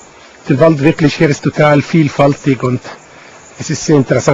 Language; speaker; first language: German; non-native, fluent; Arabic